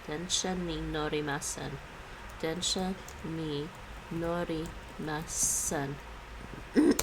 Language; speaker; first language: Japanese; non-native, learner; English